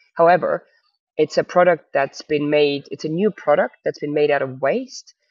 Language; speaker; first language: English; non-native, fluent; Estonian